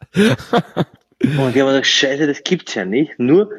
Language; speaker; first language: German; non-native, fluent; Slovenian